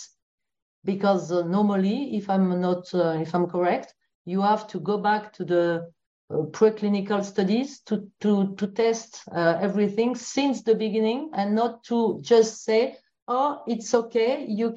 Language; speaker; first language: English; non-native, fluent; French